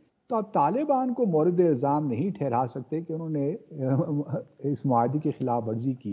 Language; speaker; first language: Urdu; native; Urdu